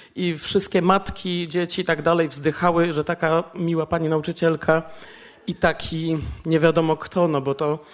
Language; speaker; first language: Polish; native; Polish